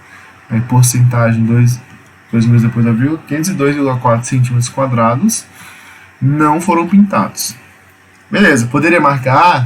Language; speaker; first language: Portuguese; native; Portuguese